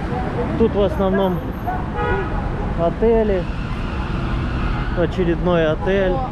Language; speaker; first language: Russian; native; Russian